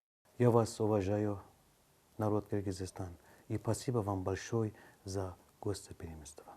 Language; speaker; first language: Russian; non-native, learner; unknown